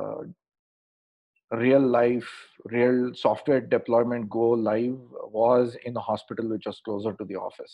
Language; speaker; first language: English; non-native, local second language; Kannada